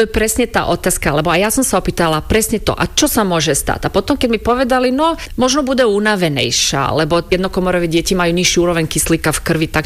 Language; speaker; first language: Slovak; non-native, fluent; Croatian